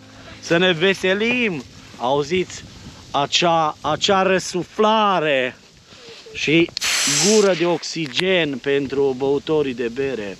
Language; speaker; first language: Romanian; native; Romanian